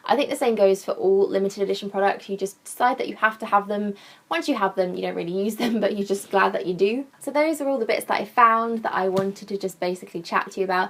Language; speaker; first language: English; native; English